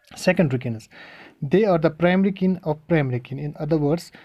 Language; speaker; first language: English; non-native, local second language; Kashmiri